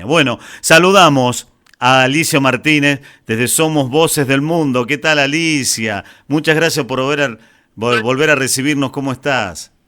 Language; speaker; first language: Spanish; native; Spanish